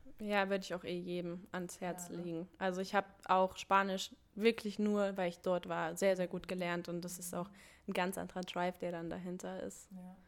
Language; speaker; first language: German; early bilingual, other home language; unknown